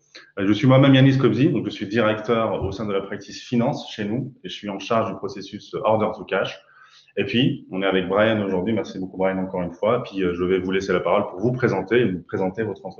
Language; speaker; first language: French; native; French